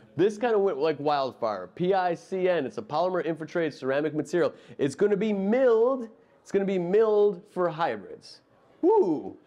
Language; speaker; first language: English; native; English